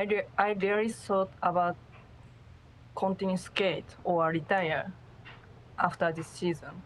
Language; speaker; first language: English; non-native, learner; Japanese